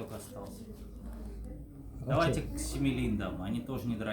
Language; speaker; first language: Russian; native; Russian